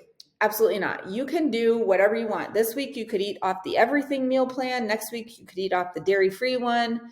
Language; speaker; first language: English; native; English